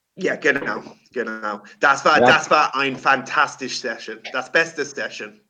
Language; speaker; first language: German; non-native, learner; English